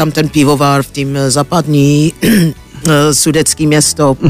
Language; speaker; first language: Czech; non-native, fluent; English